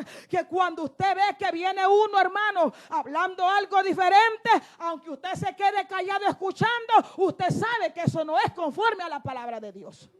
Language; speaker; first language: Spanish; native; Spanish